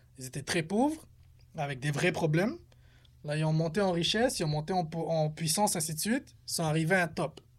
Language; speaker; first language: French; early bilingual, other home language; Arabic